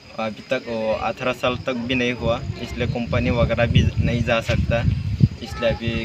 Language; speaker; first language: Hindi; non-native, local second language; Kok Borok